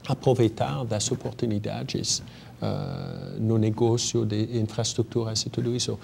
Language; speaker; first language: Portuguese; non-native, fluent; French